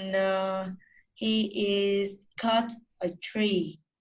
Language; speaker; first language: English; non-native, learner; Vietnamese